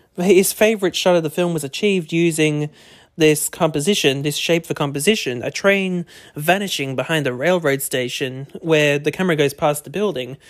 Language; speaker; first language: English; native; English